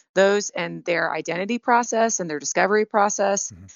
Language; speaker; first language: English; native; English